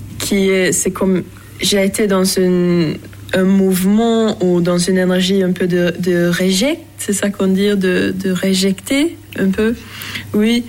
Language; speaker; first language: French; non-native, fluent; Swedish